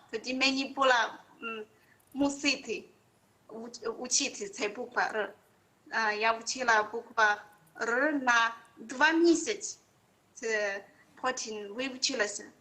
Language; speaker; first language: Ukrainian; non-native, learner; Chinese